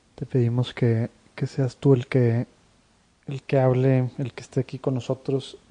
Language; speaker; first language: Spanish; native; Spanish